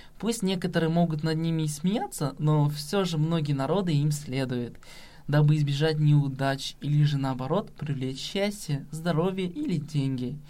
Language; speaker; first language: Russian; non-native, local second language; Kazakh